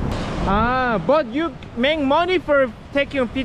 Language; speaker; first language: English; non-native, learner; Korean